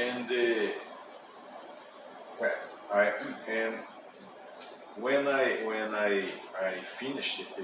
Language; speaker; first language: English; non-native, learner; Portuguese